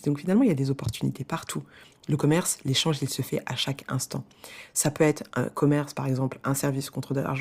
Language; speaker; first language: French; native; French